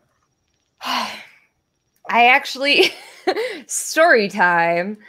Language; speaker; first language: English; native; English